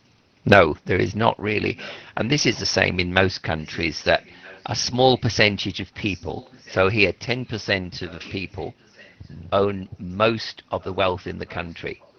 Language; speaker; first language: English; non-native, fluent; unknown